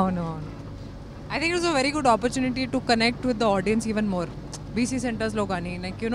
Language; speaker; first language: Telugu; non-native, fluent; Hindi